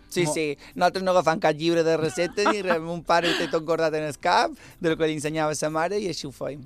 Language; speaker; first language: Catalan; non-native, local second language; Spanish